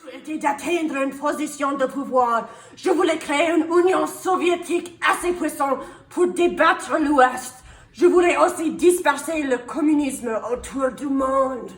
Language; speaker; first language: French; non-native, learner; English